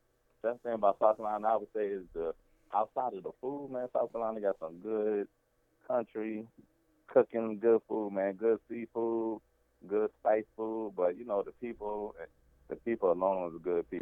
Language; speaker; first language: English; native; English